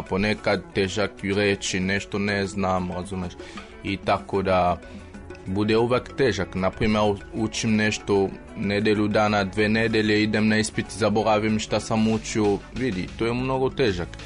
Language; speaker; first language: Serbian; non-native, learner; French